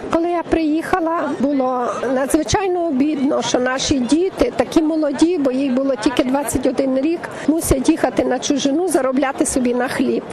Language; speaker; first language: Ukrainian; native; Ukrainian